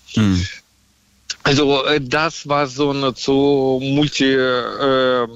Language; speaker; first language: German; non-native, fluent; Russian